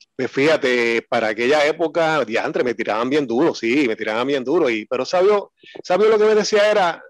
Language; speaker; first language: Spanish; native; Spanish